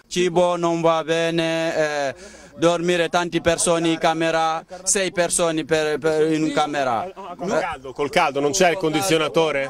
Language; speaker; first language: Italian; non-native, learner; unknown